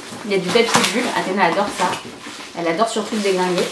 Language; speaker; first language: French; native; French